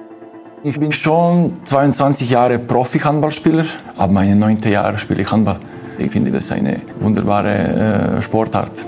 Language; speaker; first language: German; non-native, fluent; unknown